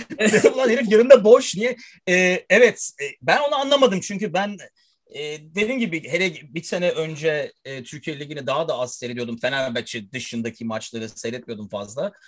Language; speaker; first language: Turkish; early bilingual, heritage; Turkish